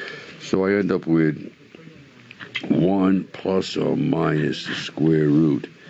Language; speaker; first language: English; native; English